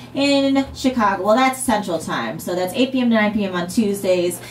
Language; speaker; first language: English; native; English